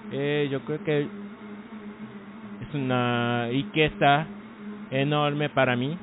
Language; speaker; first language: Spanish; non-native, learner; Japanese